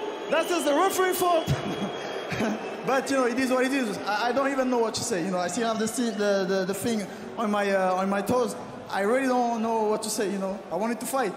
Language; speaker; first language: English; non-native, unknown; French